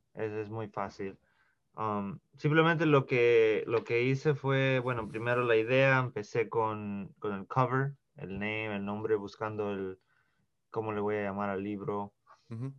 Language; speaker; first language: Spanish; early bilingual, heritage; Spanish